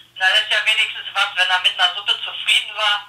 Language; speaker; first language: German; native; German